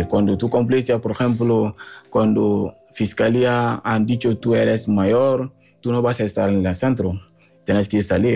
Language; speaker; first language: Spanish; non-native, learner; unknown